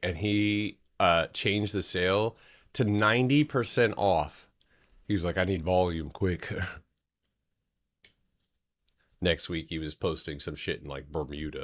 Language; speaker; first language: English; native; English